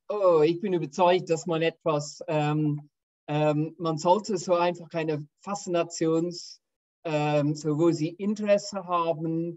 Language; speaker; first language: German; non-native, fluent; English